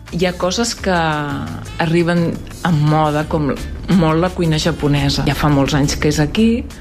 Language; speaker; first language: Catalan; native; Catalan